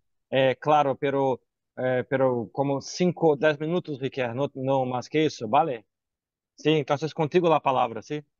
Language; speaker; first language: Spanish; non-native, learner; Portuguese